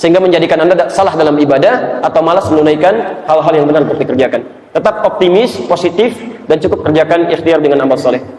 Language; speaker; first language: Indonesian; native; Indonesian